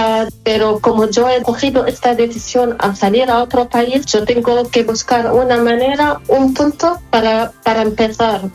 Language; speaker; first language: Spanish; non-native, fluent; Arabic